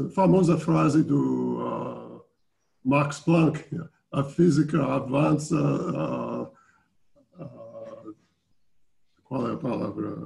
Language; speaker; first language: Portuguese; non-native, fluent; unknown